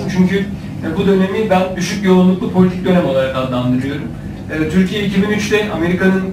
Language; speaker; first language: Turkish; native; Turkish